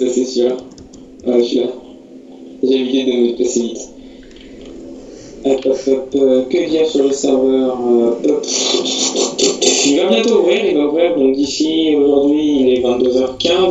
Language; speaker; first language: French; native; French